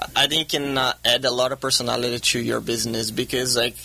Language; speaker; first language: English; non-native, fluent; Portuguese